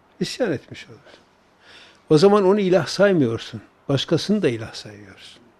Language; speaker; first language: Turkish; native; Turkish